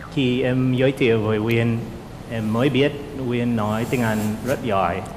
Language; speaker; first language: Vietnamese; non-native, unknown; English